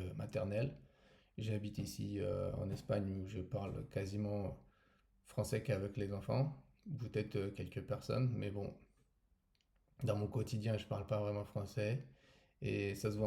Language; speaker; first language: French; native; French